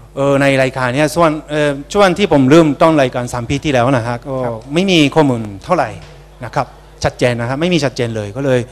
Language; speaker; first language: Thai; non-native, fluent; Japanese